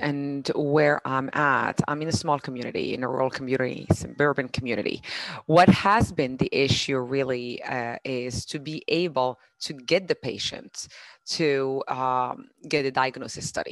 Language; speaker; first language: English; non-native, fluent; Arabic